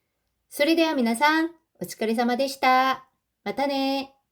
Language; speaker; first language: Japanese; non-native, fluent; Korean